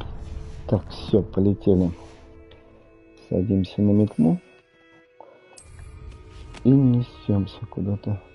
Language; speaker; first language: Russian; native; Russian